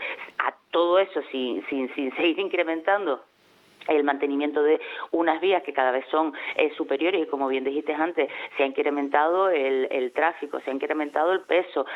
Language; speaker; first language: Spanish; native; Spanish